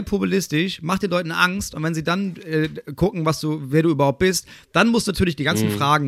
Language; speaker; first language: German; native; German